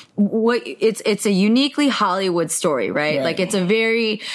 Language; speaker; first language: English; native; English